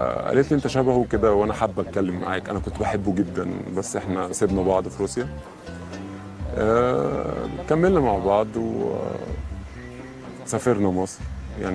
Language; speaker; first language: Arabic; native; Arabic